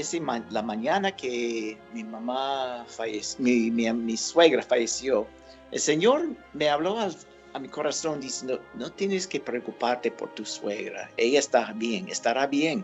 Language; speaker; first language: Spanish; non-native, fluent; English